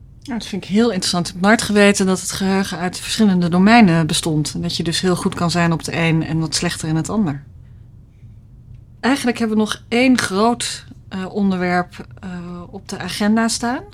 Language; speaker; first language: Dutch; native; Dutch